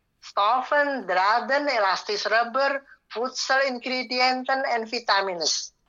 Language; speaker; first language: Dutch; non-native, learner; Indonesian